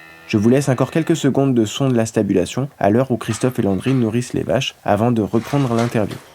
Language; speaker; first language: French; native; French